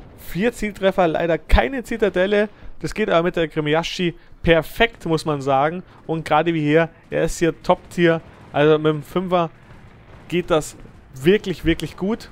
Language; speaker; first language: German; native; German